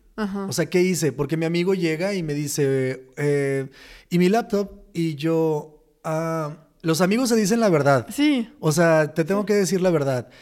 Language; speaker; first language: Spanish; native; Spanish